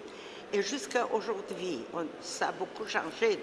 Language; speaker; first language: French; non-native, fluent; Russian